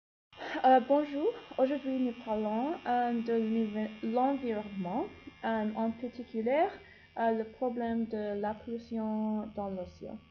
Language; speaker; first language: French; non-native, learner; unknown